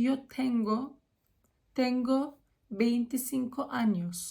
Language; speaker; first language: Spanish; non-native, learner; Turkish